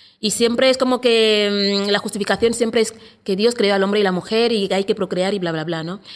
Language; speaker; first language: Spanish; non-native, local second language; Fang